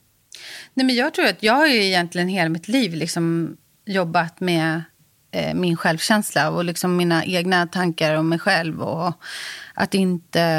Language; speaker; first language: Swedish; native; Swedish